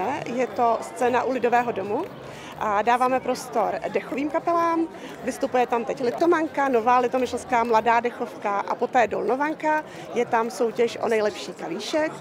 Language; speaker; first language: Czech; native; Czech